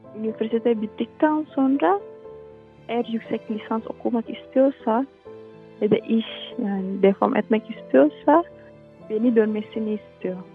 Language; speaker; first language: Turkish; non-native, fluent; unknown